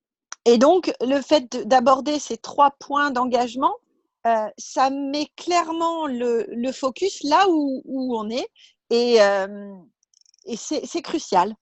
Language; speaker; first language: French; native; French